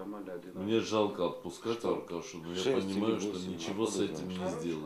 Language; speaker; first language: Russian; native; Russian